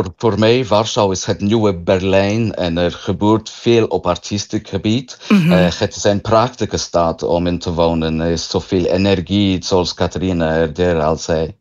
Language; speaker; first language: Dutch; non-native, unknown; English